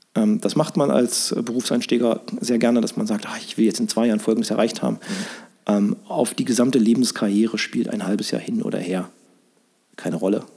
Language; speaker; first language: German; native; German